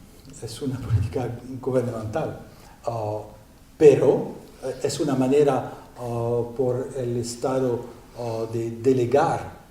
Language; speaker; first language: Spanish; non-native, learner; French